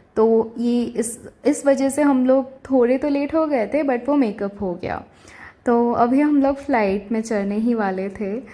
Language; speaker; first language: Hindi; non-native, local second language; Bangla